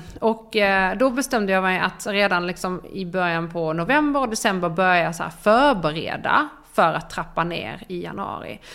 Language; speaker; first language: Swedish; native; Swedish